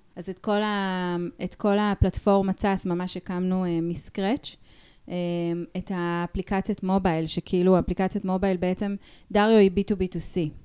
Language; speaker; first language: Hebrew; native; Hebrew